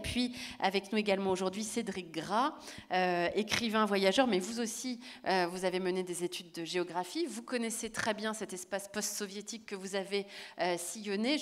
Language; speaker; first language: French; native; French